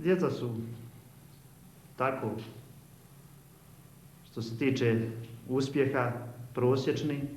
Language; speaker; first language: Bosnian; native; Bosnian